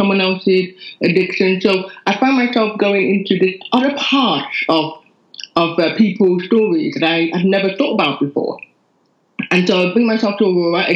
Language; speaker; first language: English; non-native, local second language; Yoruba